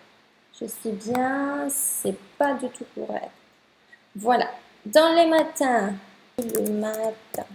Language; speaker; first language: French; non-native, fluent; Spanish